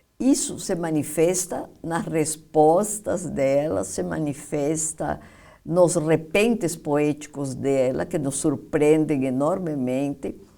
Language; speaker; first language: Portuguese; non-native, fluent; Spanish